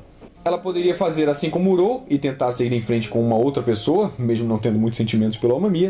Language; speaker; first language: Portuguese; native; Portuguese